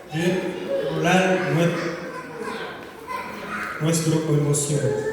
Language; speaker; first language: Spanish; non-native, fluent; Haitian Creole